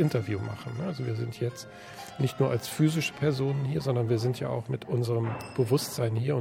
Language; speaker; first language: German; native; German